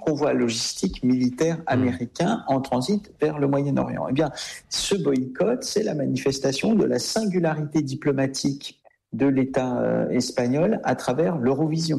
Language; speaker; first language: French; native; French